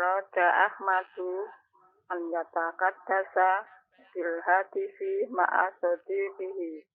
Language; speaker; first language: Arabic; non-native, learner; Indonesian